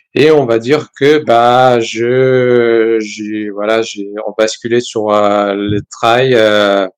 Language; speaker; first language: French; non-native, fluent; Serbian